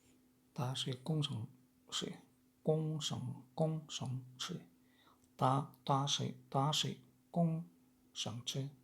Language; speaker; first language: Chinese; non-native, learner; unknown